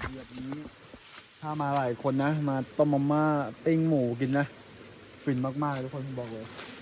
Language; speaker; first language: Thai; non-native, local second language; Karen languages